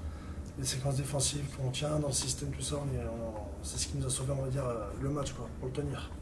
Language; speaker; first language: French; native; French